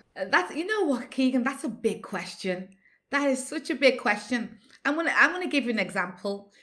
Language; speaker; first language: English; native; English